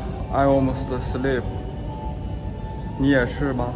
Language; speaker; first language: English; non-native, learner; Chinese